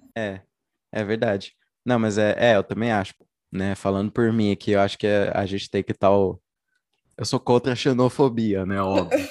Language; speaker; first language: Portuguese; native; Portuguese